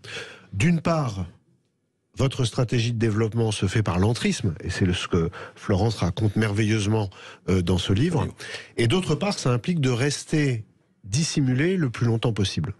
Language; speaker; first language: French; native; French